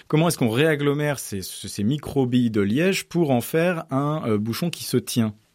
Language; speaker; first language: French; native; French